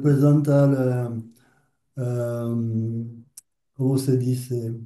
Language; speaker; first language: Spanish; non-native, learner; French